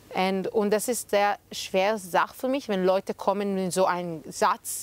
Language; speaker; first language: German; non-native, fluent; Hebrew